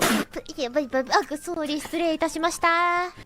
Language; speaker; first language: Japanese; native; Japanese